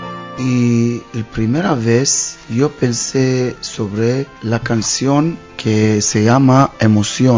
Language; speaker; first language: Spanish; non-native, learner; Hebrew